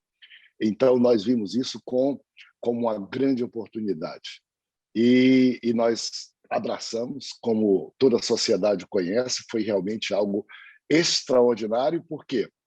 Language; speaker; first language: Portuguese; native; Portuguese